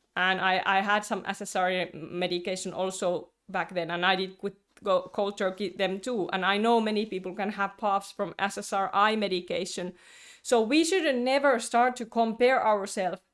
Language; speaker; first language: English; non-native, fluent; Finnish